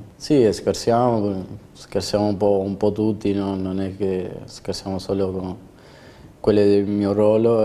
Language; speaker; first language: Italian; non-native, fluent; Spanish